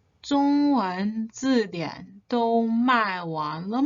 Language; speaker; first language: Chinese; non-native, fluent; English